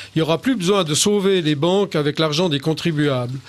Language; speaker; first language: French; native; French